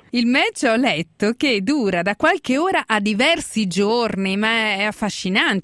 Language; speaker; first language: Italian; native; Italian